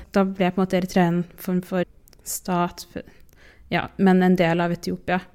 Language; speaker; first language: Norwegian; early bilingual, other home language; Tigrinya